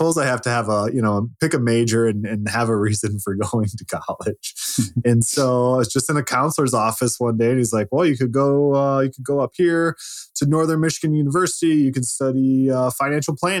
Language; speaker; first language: English; native; English